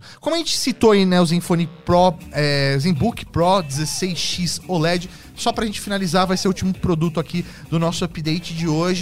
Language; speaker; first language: Portuguese; native; Portuguese